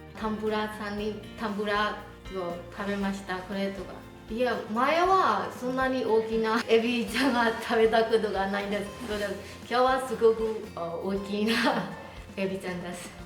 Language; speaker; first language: Japanese; non-native, fluent; Vietnamese